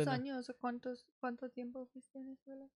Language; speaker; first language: Spanish; non-native, learner; English